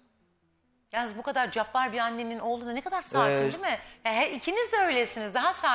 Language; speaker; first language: Turkish; native; Turkish